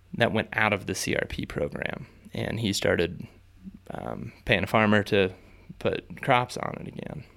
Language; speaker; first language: English; native; English